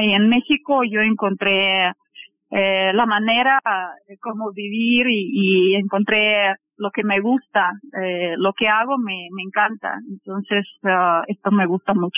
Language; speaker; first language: Spanish; non-native, fluent; Russian